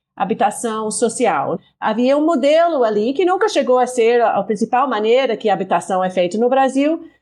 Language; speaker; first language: Portuguese; non-native, fluent; English